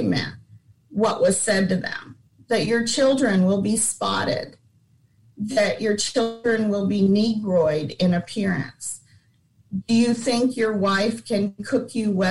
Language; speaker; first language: English; native; English